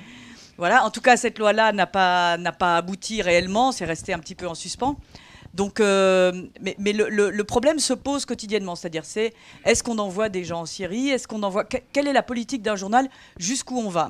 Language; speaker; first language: French; native; French